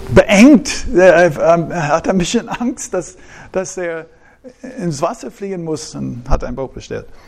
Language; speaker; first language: German; non-native, fluent; English